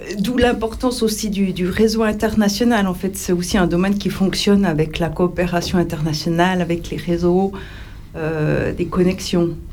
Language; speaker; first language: French; native; French